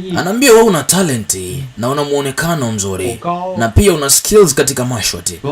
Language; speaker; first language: Swahili; native; Swahili